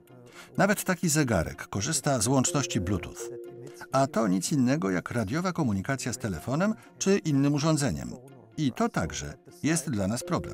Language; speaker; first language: Polish; native; Polish